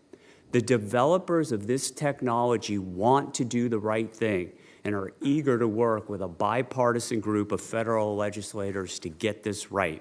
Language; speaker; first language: English; native; English